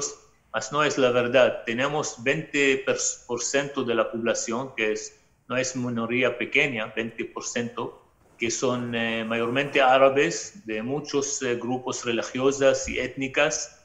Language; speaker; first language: Spanish; non-native, fluent; Arabic